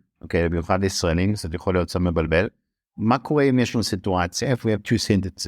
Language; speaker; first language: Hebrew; native; Hebrew